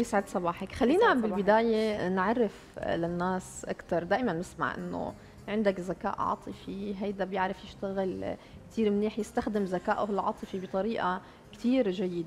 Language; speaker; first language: Arabic; native; Arabic